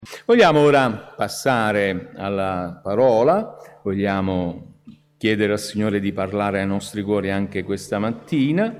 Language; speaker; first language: Italian; native; Italian